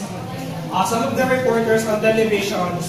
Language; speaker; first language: English; non-native, local second language; Filipino